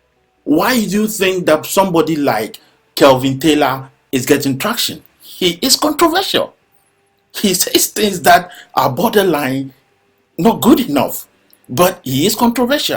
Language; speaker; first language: English; non-native, local second language; Akan